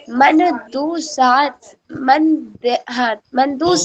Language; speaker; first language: Persian; non-native, learner; Urdu